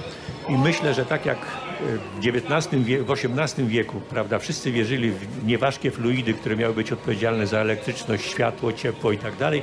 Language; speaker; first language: Polish; native; Polish